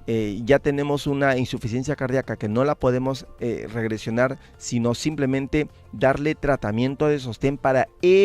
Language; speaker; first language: Spanish; native; Spanish